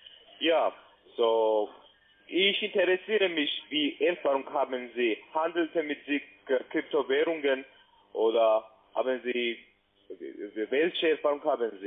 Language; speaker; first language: German; non-native, learner; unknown